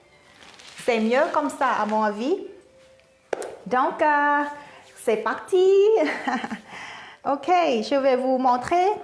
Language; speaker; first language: French; non-native, learner; Thai